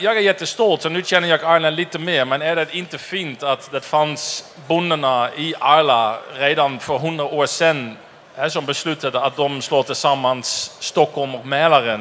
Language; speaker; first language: Swedish; non-native, fluent; Dutch